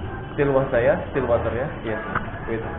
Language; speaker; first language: English; non-native, learner; Javanese